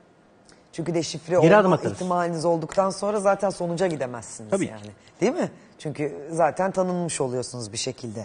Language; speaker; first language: Turkish; native; Turkish